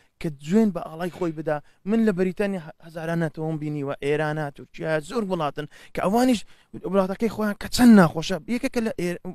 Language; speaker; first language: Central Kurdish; early bilingual, heritage; Central Kurdish